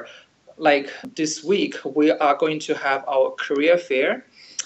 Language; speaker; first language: English; non-native, fluent; Chinese